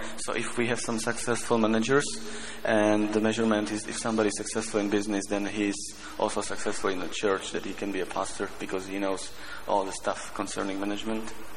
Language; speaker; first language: English; non-native, fluent; Czech